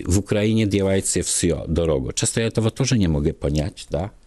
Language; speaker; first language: Russian; non-native, learner; Polish